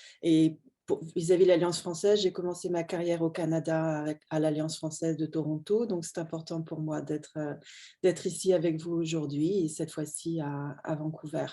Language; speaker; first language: French; native; French